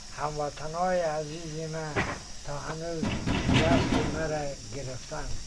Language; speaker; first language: Persian; native; Persian